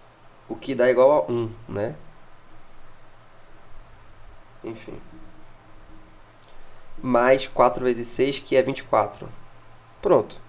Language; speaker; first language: Portuguese; native; Portuguese